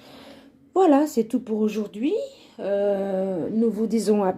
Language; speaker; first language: French; native; French